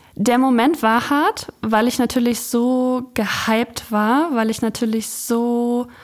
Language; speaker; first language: German; native; German